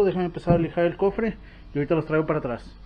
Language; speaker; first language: Spanish; early bilingual, heritage; Spanish